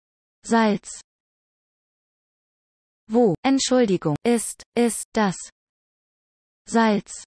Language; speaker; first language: German; non-native, learner; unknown